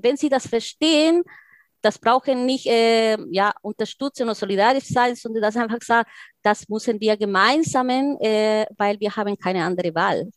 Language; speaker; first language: German; non-native, fluent; Spanish